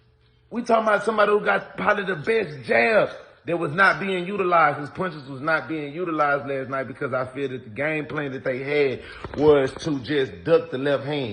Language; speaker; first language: English; native; English